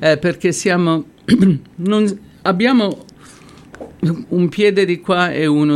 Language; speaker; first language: Italian; native; Italian